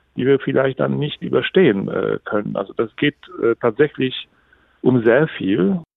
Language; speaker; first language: German; non-native, fluent; Polish